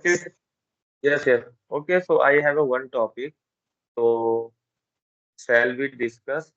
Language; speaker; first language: English; non-native, learner; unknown